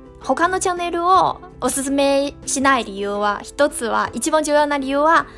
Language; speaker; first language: Japanese; non-native, fluent; Chinese